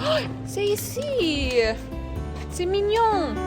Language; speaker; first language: French; non-native, learner; English